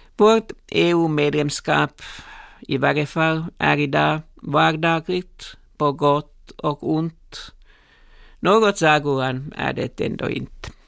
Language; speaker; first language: Swedish; non-native, local second language; Finnish